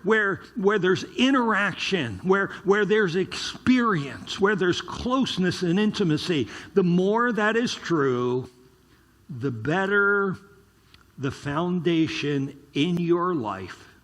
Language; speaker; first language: English; native; English